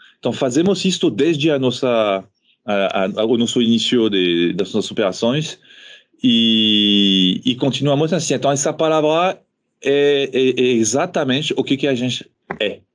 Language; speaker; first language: Portuguese; non-native, fluent; French